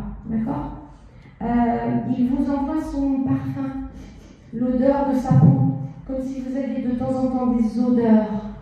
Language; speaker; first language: French; native; French